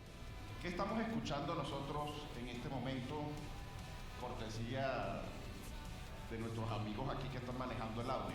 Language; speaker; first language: Spanish; native; Spanish